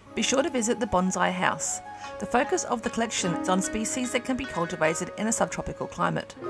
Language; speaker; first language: English; native; English